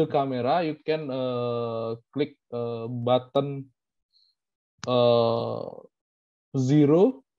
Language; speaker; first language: English; non-native, learner; Indonesian